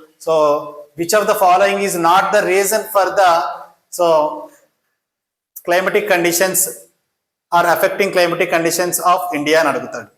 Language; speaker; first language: English; non-native, local second language; Telugu